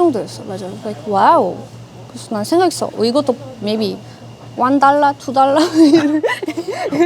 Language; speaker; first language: Korean; non-native, learner; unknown